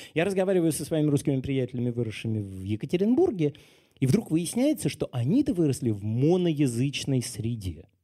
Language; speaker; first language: Russian; native; Russian